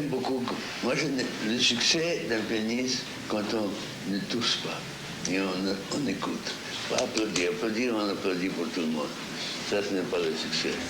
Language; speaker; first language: French; non-native, fluent; Russian